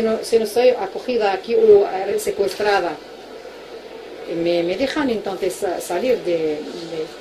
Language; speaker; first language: Spanish; non-native, local second language; Arabic